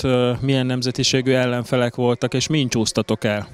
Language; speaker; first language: Hungarian; native; Hungarian